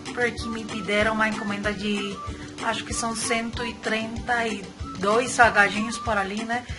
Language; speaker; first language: Portuguese; non-native, fluent; Spanish